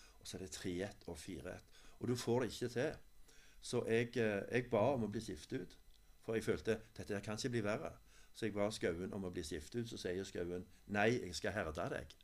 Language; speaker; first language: Norwegian; native; Norwegian